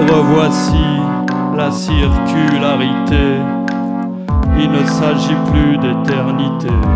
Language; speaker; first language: French; native; French